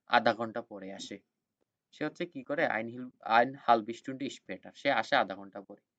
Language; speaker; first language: Bangla; native; Bangla